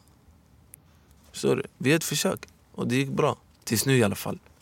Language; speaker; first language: Swedish; early bilingual, other home language; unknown